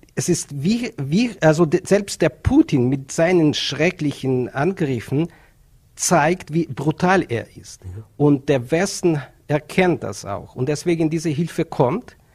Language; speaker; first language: German; non-native, fluent; Ukrainian